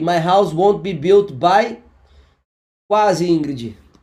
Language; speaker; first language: English; non-native, fluent; Portuguese